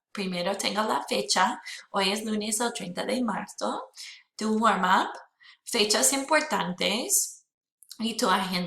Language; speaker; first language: Spanish; non-native, fluent; English